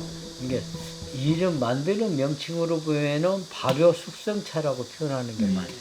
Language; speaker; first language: Korean; native; Korean